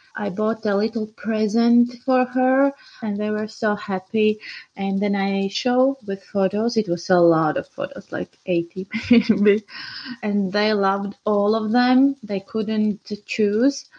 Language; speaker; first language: English; non-native, fluent; Latvian